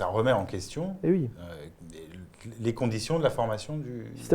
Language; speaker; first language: French; native; French